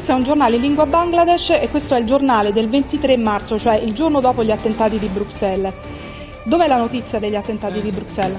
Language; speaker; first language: Italian; native; Italian